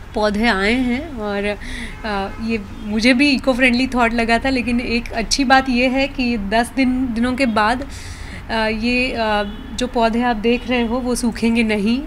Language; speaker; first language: Hindi; non-native, local second language; Marathi